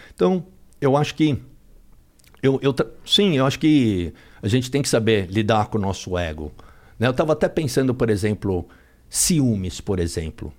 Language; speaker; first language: Portuguese; native; Portuguese